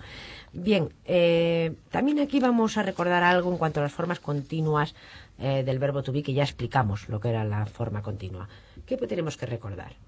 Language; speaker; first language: Spanish; native; Spanish